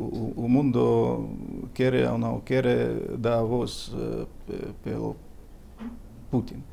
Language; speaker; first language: Portuguese; non-native, fluent; Ukrainian